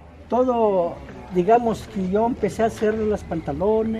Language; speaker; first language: Spanish; non-native, local second language; Kaqchikel